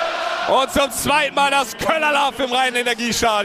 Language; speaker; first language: German; native; German